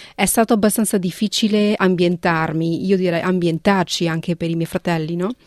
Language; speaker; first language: Italian; early bilingual, other home language; Punjabi